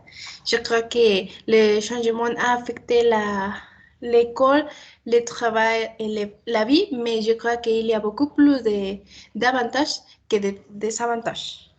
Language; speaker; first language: French; non-native, learner; Spanish